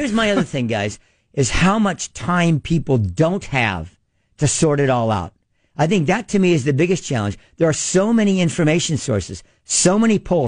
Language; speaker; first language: English; native; English